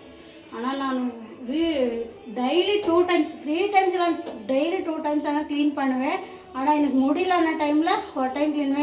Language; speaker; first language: Tamil; non-native, local second language; Kannada